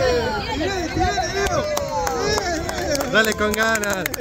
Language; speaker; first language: Spanish; native; Spanish